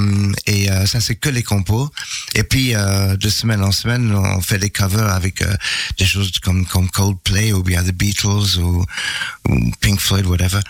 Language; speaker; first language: French; non-native, fluent; English